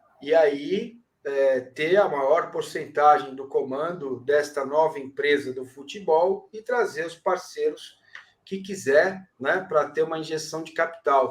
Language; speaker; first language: Portuguese; native; Portuguese